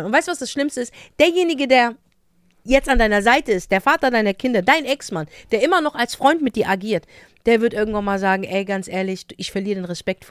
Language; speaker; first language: German; native; German